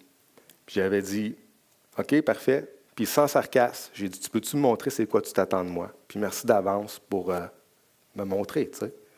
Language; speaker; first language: French; native; French